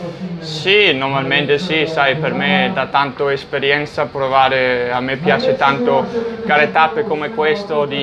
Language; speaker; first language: Italian; non-native, fluent; Danish